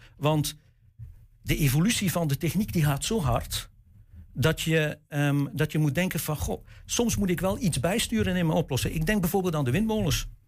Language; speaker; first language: Dutch; native; Dutch